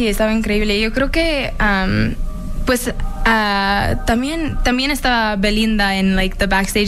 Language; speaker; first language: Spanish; early bilingual, heritage; English